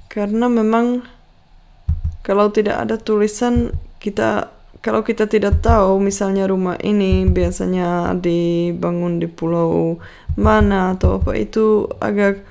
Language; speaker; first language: Indonesian; non-native, fluent; Czech